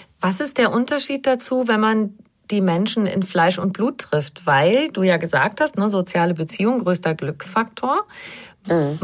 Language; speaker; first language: German; native; German